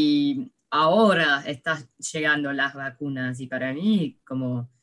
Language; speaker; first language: Spanish; early bilingual, heritage; Spanish